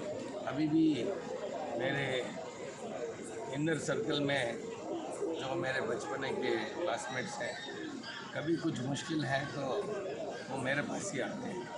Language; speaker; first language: Hindi; non-native, local second language; Telugu